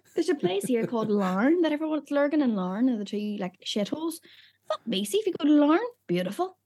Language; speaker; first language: English; native; English